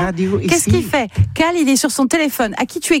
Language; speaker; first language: French; native; French